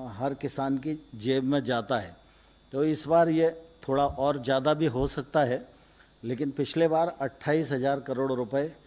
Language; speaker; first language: Hindi; native; Hindi